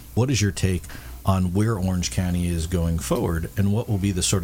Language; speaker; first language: English; native; English